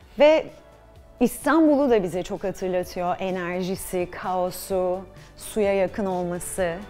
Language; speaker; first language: Turkish; native; Turkish